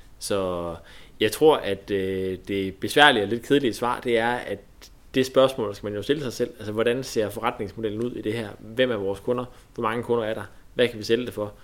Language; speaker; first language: Danish; native; Danish